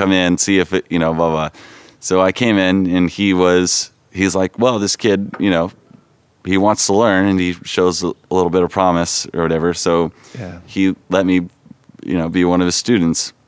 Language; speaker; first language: English; native; English